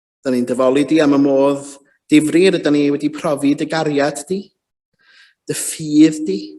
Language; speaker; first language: Welsh; native; Welsh